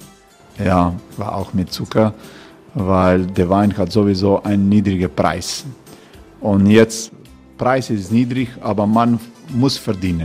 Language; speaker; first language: German; non-native, learner; Croatian